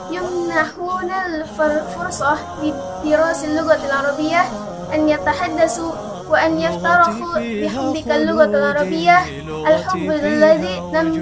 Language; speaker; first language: Arabic; non-native, learner; Indonesian